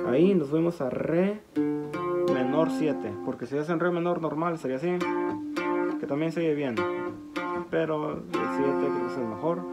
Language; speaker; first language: Spanish; native; Spanish